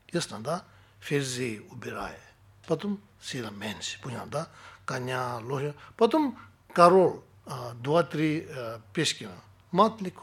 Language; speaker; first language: Russian; non-native, learner; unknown